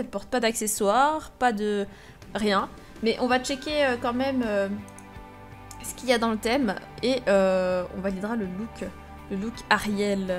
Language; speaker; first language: French; native; French